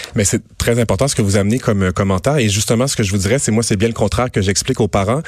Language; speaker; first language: French; native; French